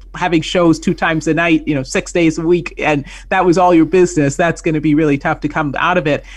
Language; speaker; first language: English; native; English